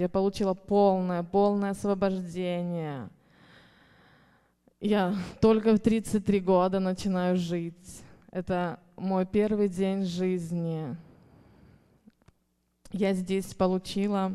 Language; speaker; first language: Russian; native; Russian